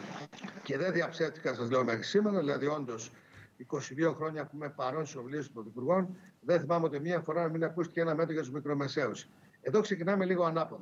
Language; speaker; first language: Greek; native; Greek